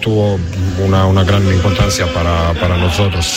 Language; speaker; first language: Spanish; non-native, learner; English